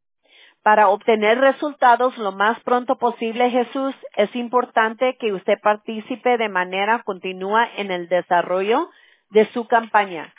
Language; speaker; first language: Spanish; early bilingual, heritage; Spanish